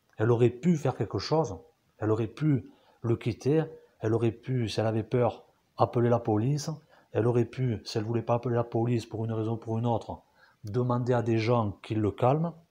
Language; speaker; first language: French; native; French